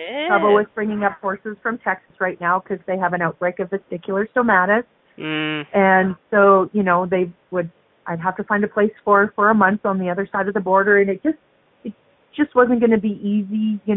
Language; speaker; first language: English; native; English